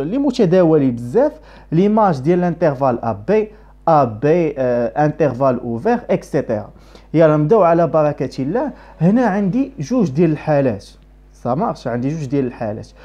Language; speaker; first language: Arabic; native; Arabic